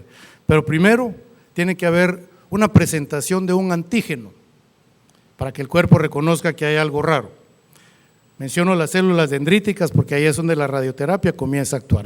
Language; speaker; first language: Spanish; native; Spanish